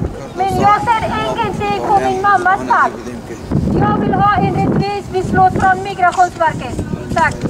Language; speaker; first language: Swedish; non-native, learner; Persian